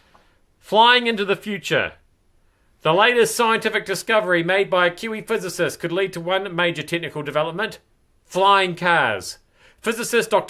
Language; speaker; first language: English; native; English